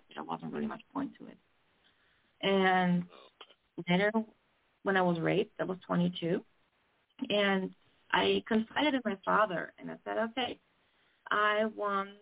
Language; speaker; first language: English; non-native, fluent; German